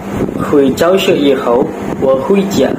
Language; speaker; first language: Chinese; non-native, learner; Malay